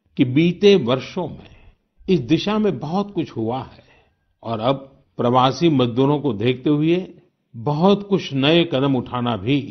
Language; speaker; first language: Hindi; non-native, local second language; Gujarati